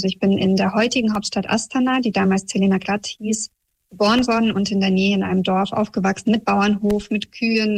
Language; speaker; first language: German; early bilingual, other home language; Russian